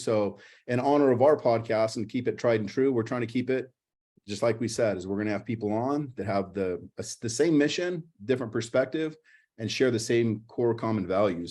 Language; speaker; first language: English; native; English